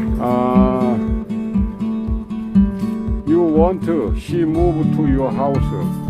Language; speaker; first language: English; non-native, learner; Korean